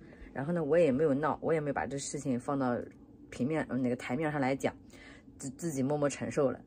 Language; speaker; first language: Chinese; native; Chinese